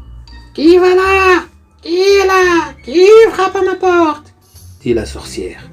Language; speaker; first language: French; native; French